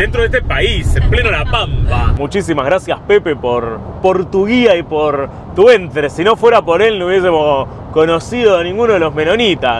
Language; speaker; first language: Spanish; native; Spanish